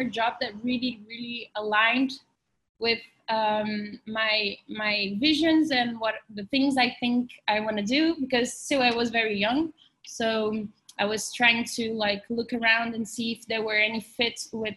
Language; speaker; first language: English; non-native, fluent; Portuguese